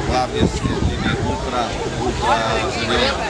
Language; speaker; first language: Russian; non-native, learner; Czech